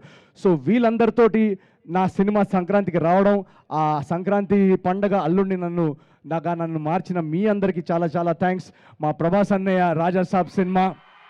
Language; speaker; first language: Telugu; native; Telugu